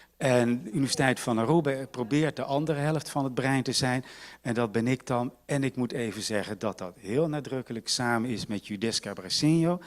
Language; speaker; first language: Dutch; native; Dutch